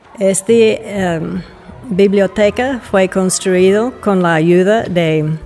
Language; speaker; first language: Spanish; non-native, fluent; English